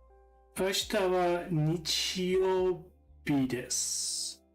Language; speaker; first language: Japanese; non-native, learner; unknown